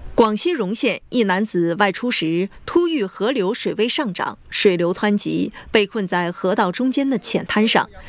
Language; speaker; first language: Chinese; native; Chinese